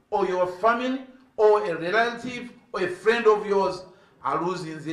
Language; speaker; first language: English; non-native, local second language; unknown